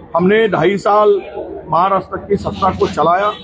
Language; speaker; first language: Hindi; non-native, local second language; Marathi